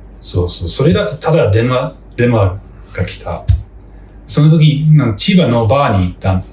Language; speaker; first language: Japanese; non-native, fluent; English